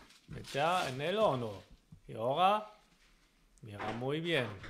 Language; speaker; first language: Spanish; non-native, learner; German